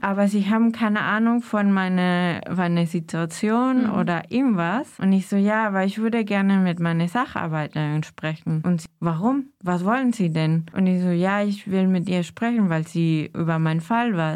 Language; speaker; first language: German; non-native, fluent; Spanish